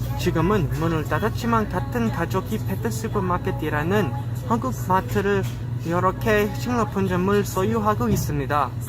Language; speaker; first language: Korean; early bilingual, other home language; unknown